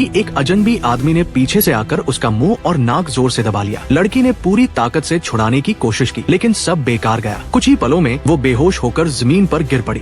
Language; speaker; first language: Hindi; native; Hindi